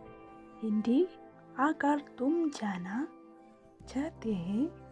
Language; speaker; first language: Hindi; non-native, local second language; Khasi